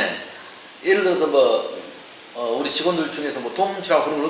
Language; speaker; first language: Korean; native; Korean